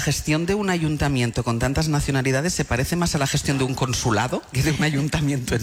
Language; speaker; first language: Spanish; native; Spanish